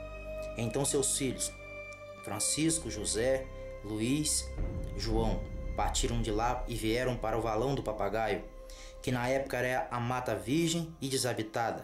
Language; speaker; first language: Portuguese; native; Portuguese